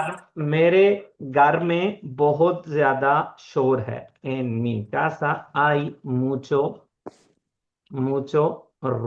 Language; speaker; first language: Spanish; non-native, learner; Urdu